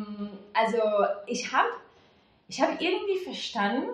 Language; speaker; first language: German; non-native, fluent; Hebrew